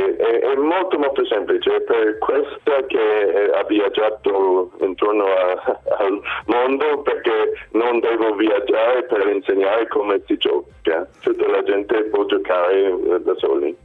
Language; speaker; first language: Italian; non-native, fluent; Swedish